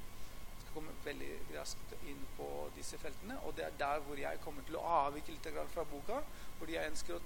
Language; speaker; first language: Norwegian; non-native, fluent; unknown